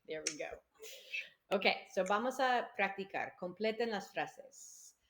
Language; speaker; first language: Spanish; non-native, fluent; English